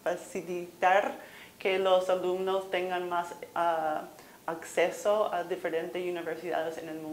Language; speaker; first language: Spanish; non-native, fluent; English